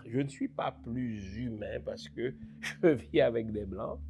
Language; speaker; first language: French; non-native, local second language; Haitian Creole